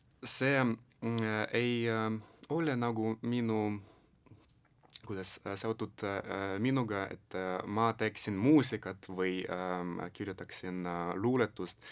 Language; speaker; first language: Estonian; non-native, local second language; Russian